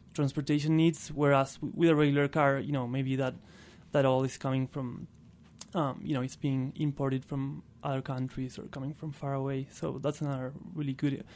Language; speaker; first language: English; non-native, fluent; Spanish